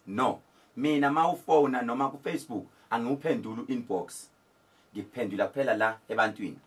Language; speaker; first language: Zulu; native; Zulu